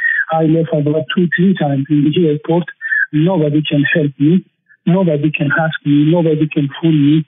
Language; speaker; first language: English; non-native, learner; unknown